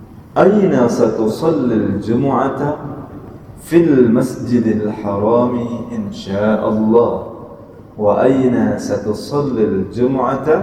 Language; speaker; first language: Arabic; non-native, fluent; Indonesian